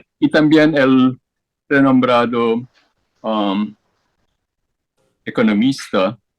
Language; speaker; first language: Spanish; non-native, fluent; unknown